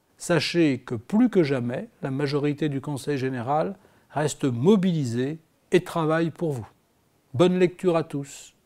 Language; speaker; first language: French; native; French